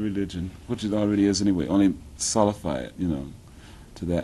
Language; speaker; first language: English; native; English